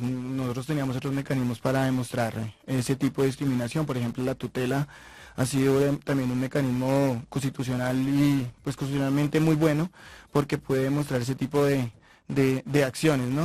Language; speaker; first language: Spanish; native; Spanish